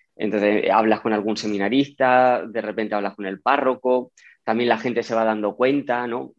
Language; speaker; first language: Spanish; native; Spanish